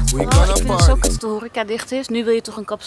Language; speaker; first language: Dutch; native; Dutch